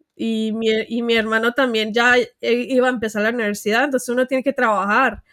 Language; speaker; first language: Spanish; early bilingual, heritage; Spanish